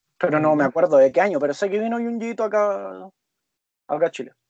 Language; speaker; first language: Spanish; native; Spanish